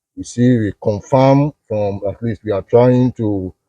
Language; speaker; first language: English; non-native, local second language; Yoruba